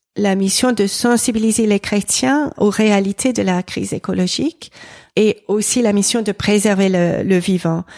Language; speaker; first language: French; non-native, fluent; English